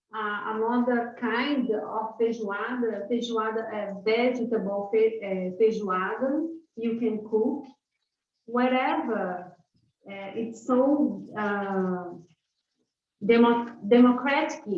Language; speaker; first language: English; non-native, learner; Portuguese